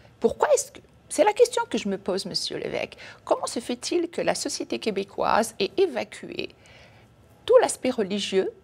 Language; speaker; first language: French; non-native, local second language; Kabyle